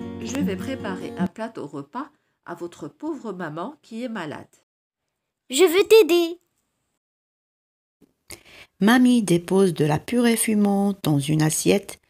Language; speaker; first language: French; native; French